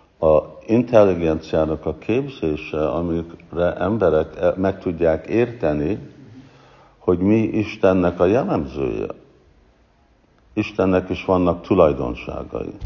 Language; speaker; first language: Hungarian; non-native, fluent; English